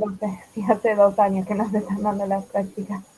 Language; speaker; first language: Spanish; native; Spanish